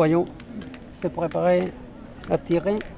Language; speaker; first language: French; non-native, learner; English